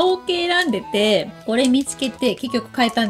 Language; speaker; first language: Japanese; native; Japanese